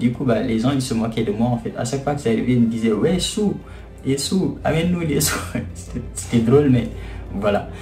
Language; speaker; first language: French; non-native, local second language; Wolof